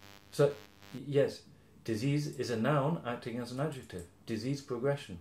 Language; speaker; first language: English; native; English